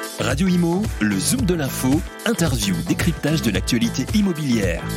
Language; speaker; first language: French; native; French